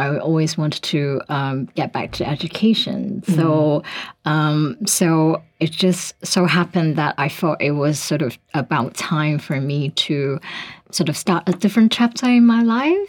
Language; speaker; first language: English; non-native, local second language; Cantonese